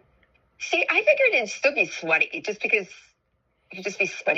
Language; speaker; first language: English; native; English